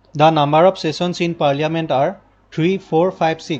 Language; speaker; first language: English; non-native, local second language; Assamese